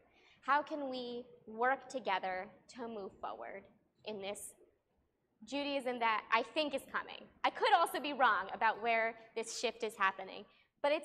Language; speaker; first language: English; native; English